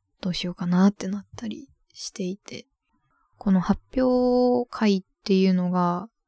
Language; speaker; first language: Japanese; native; Japanese